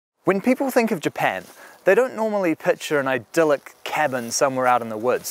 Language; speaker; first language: English; native; English